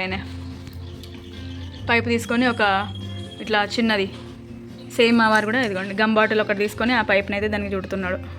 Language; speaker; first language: Telugu; native; Telugu